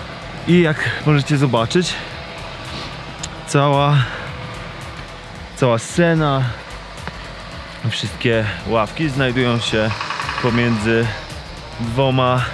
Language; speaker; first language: Polish; native; Polish